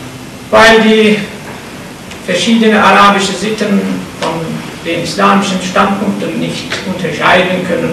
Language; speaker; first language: German; non-native, fluent; Turkish